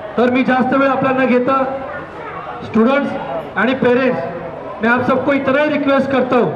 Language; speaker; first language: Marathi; non-native, local second language; Hindi